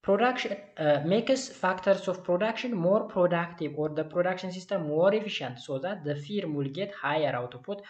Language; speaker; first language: English; non-native, local second language; Amharic